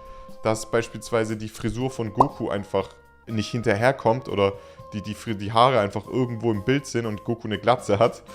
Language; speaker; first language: German; native; German